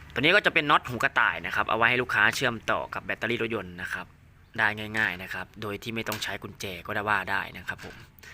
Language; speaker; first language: Thai; non-native, local second language; Northeastern Thai